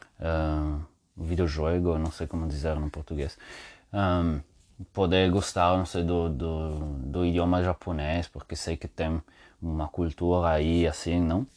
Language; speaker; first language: Portuguese; non-native, learner; Spanish